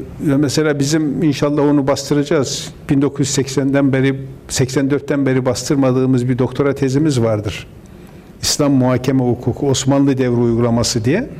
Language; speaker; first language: Turkish; native; Turkish